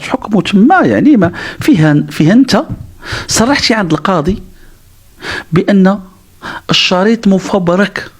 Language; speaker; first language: Arabic; native; Arabic